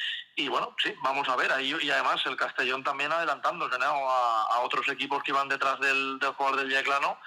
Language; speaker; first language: Spanish; native; Spanish